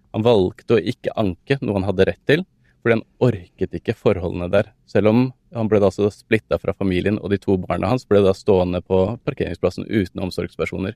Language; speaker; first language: Norwegian; native; Norwegian